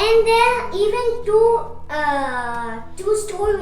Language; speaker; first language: English; early bilingual, other home language; Hindi